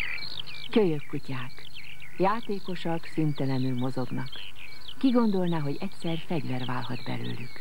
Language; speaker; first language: Hungarian; native; Hungarian